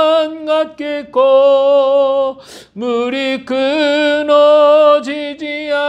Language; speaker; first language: Korean; native; Korean